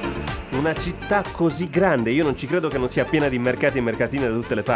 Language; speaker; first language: Italian; native; Italian